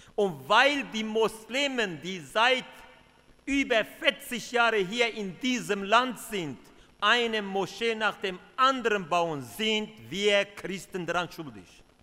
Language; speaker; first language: German; non-native, fluent; Kurdish